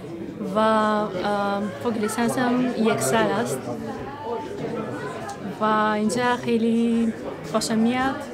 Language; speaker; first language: Persian; non-native, fluent; Bulgarian